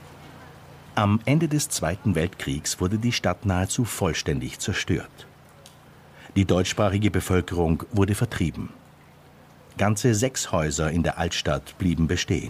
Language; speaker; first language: German; native; German